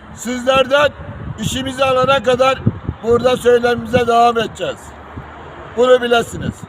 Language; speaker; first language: Turkish; native; Turkish